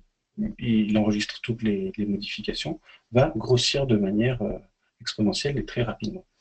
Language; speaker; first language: French; native; French